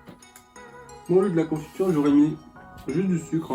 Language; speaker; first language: French; native; French